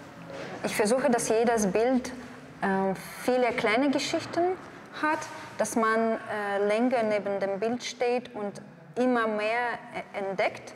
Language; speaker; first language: German; non-native, fluent; Russian